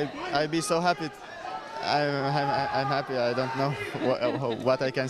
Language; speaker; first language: English; non-native, learner; Turkish